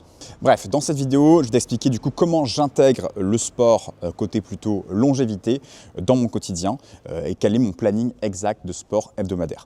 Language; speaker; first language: French; native; French